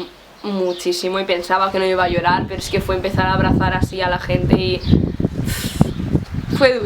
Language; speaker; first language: Spanish; native; Spanish